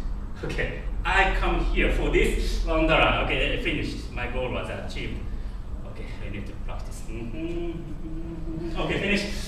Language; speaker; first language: English; non-native, fluent; Japanese